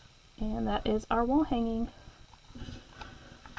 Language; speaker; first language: English; native; English